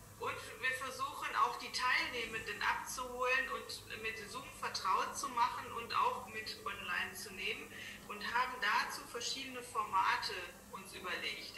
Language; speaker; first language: German; native; German